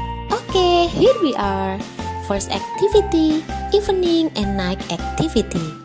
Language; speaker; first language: English; non-native, fluent; Indonesian